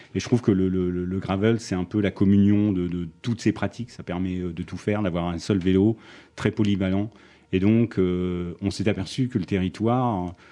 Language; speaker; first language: French; native; French